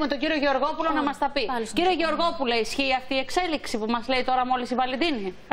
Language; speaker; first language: Greek; native; Greek